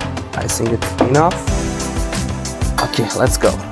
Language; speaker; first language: English; non-native, learner; Persian